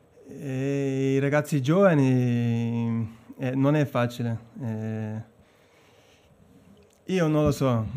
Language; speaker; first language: Italian; non-native, fluent; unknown